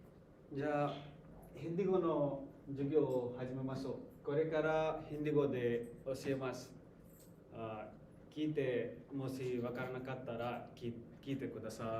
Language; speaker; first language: Japanese; non-native, learner; Hindi